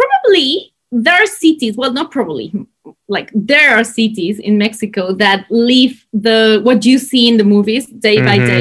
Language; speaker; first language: English; non-native, fluent; Spanish